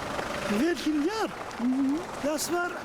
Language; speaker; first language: German; early bilingual, heritage; German